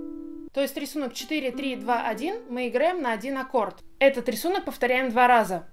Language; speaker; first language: Russian; native; Russian